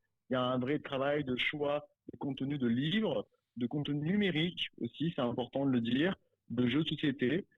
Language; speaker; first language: French; native; French